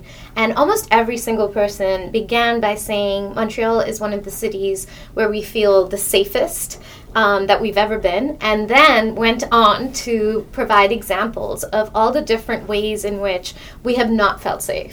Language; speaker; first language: English; non-native, local second language; Hindi